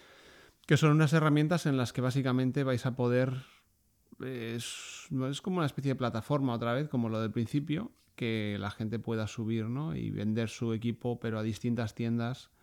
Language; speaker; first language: Spanish; native; Spanish